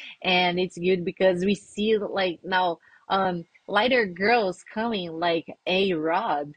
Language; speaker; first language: English; non-native, fluent; Portuguese